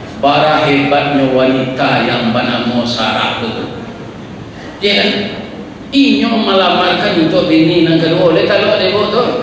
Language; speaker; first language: Malay; non-native, local second language; Minangkabau